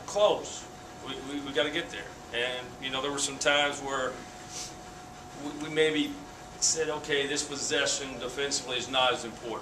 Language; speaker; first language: English; native; English